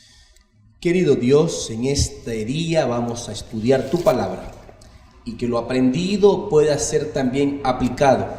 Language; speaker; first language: Spanish; native; Spanish